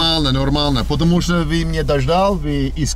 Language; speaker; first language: Russian; non-native, learner; English